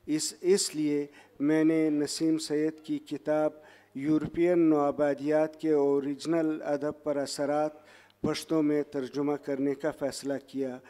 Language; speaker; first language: Urdu; non-native, local second language; Pashto